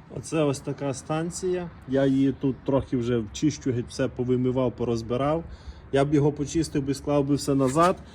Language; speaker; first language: Ukrainian; native; Ukrainian